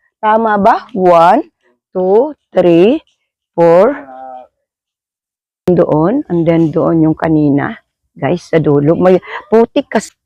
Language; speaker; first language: Filipino; non-native, local second language; Hiligaynon